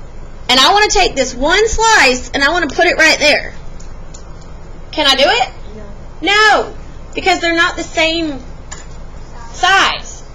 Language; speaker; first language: English; native; English